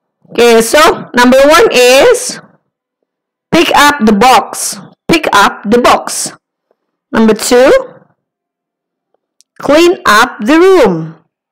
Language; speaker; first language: English; non-native, fluent; Indonesian